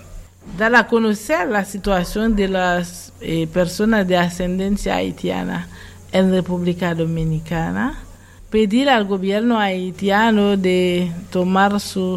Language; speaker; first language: Spanish; non-native, fluent; Haitian Creole